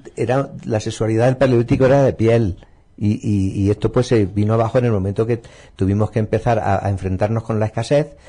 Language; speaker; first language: Spanish; native; Spanish